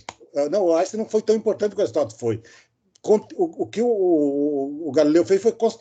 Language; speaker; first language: Portuguese; native; Portuguese